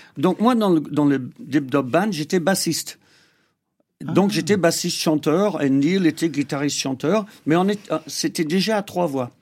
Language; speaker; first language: French; non-native, fluent; English